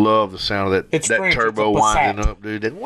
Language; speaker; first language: English; native; English